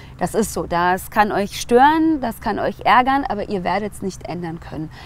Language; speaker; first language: German; early bilingual, other home language; Tigrinya